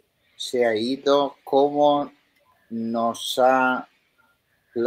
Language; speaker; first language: Spanish; non-native, fluent; Italian